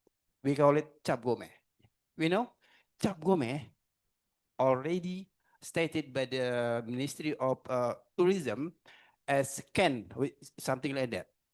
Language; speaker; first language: English; non-native, learner; Indonesian